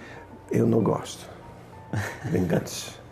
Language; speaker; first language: Portuguese; non-native, fluent; English